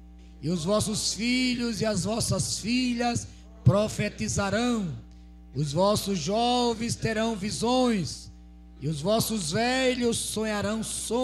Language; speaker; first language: Portuguese; native; Portuguese